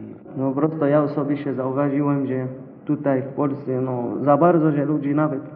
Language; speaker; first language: Polish; non-native, learner; Arabic